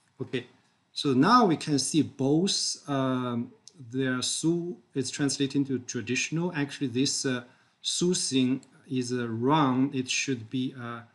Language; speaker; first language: English; non-native, fluent; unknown